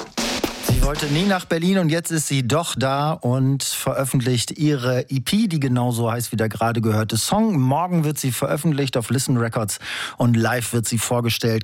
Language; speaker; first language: German; native; German